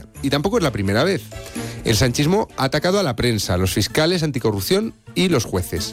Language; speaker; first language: Spanish; native; Spanish